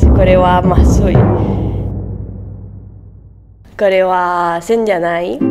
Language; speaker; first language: Japanese; non-native, learner; Spanish